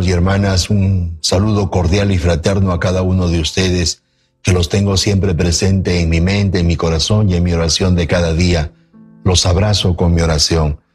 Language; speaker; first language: Spanish; native; Spanish